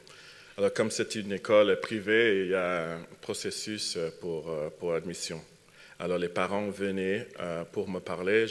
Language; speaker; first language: French; non-native, fluent; English